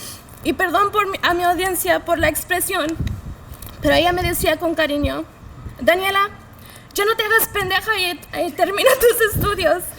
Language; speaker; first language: Spanish; early bilingual, heritage; Spanish